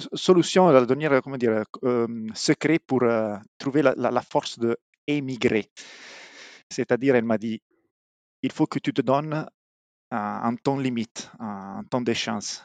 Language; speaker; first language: French; non-native, fluent; Italian